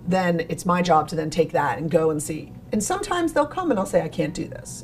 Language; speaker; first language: English; native; English